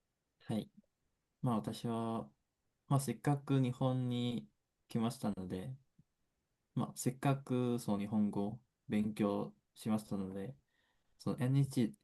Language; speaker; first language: Japanese; non-native, fluent; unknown